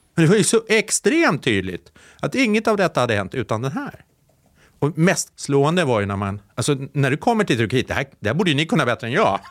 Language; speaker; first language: Swedish; native; Swedish